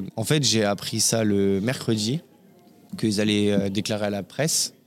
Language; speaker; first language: French; native; French